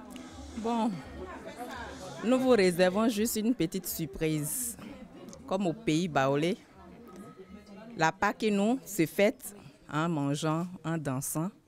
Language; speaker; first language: French; non-native, local second language; Baoulé